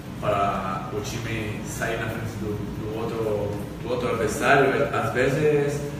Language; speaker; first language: Portuguese; non-native, fluent; Spanish